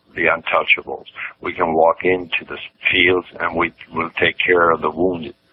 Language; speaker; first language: English; non-native, fluent; Swedish